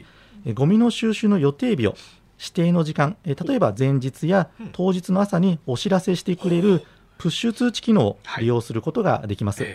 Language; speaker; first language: Japanese; native; Japanese